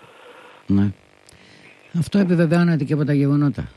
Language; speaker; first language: Greek; native; Greek